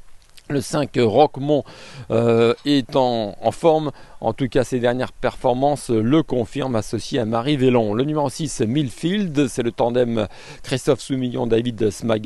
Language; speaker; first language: French; native; French